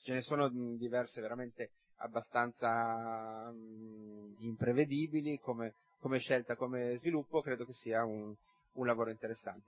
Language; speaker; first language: Italian; native; Italian